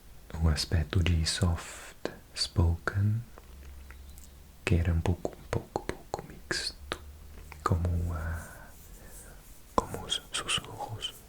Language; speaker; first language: Portuguese; non-native, fluent; English